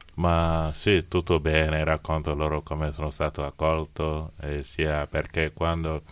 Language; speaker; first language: Italian; non-native, fluent; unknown